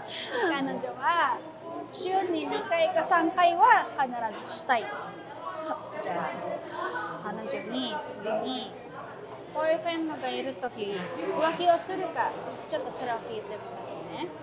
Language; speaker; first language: Japanese; non-native, fluent; Filipino